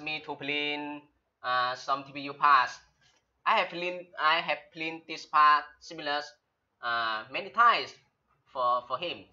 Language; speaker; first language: English; non-native, learner; Chinese